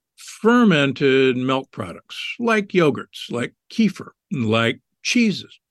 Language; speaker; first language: English; native; English